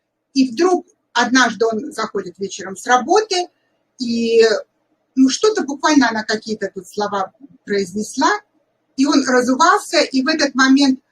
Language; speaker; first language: Russian; native; Russian